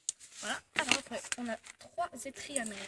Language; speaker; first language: French; native; French